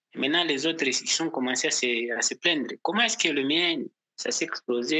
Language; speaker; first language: French; non-native, local second language; Portuguese